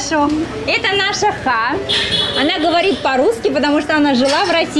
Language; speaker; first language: Russian; native; Russian